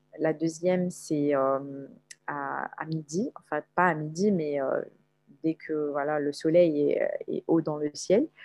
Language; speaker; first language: French; non-native, local second language; Arabic